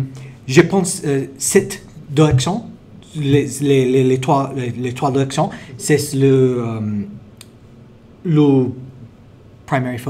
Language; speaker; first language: French; non-native, learner; English